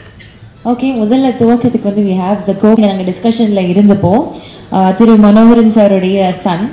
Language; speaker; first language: Tamil; native; Tamil